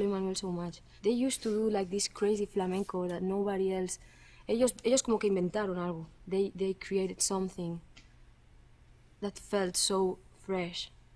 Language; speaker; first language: English; non-native, fluent; Catalan